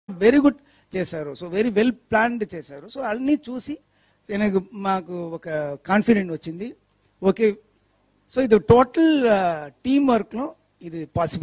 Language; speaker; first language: Telugu; non-native, learner; Tamil